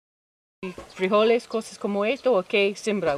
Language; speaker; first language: Spanish; non-native, learner; English